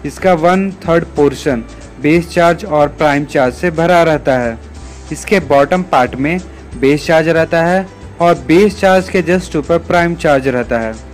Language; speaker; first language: Hindi; native; Hindi